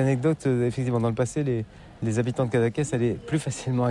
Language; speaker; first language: French; native; French